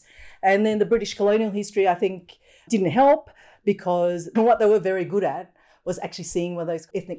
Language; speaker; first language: English; native; English